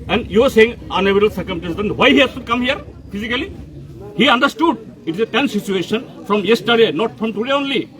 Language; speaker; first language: English; non-native, local second language; Bangla